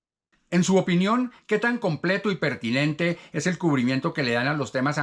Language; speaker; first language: Spanish; native; Spanish